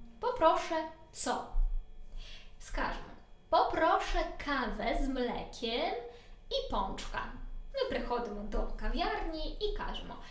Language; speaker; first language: Polish; non-native, learner; Ukrainian